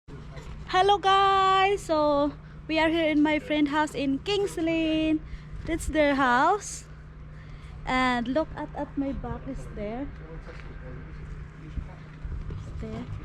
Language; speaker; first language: English; non-native, local second language; Cebuano